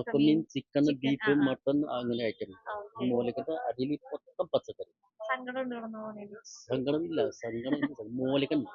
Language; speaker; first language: Malayalam; non-native, local second language; Nepali